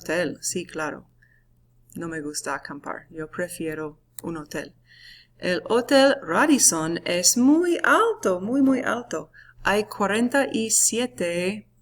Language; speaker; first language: Spanish; non-native, fluent; English